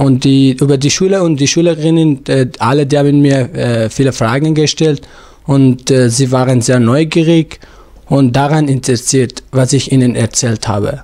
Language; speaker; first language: German; non-native, fluent; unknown